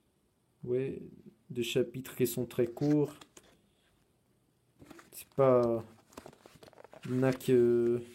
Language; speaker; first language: French; non-native, fluent; Spanish